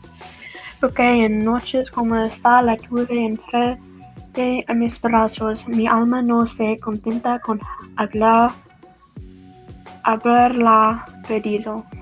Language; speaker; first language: Spanish; non-native, learner; English